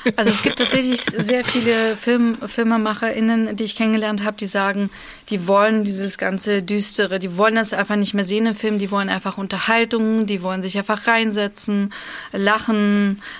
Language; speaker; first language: German; early bilingual, other home language; Russian